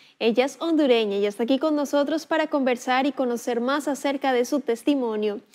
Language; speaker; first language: Spanish; native; Spanish